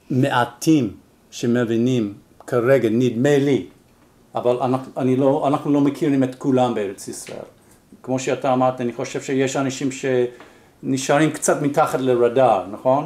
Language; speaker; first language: Hebrew; non-native, fluent; English